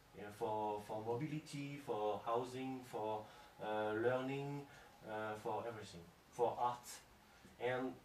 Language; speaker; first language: English; non-native, fluent; French